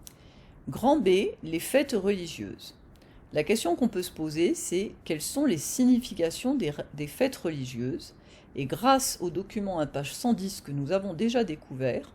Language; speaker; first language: French; native; French